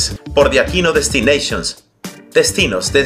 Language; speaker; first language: Spanish; native; Spanish